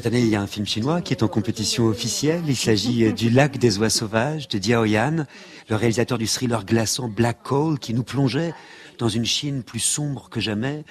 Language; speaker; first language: French; native; French